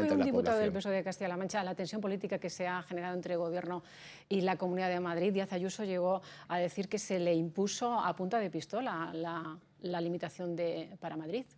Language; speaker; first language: Spanish; native; Spanish